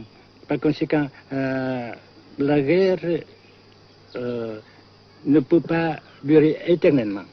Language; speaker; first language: French; non-native, fluent; Vietnamese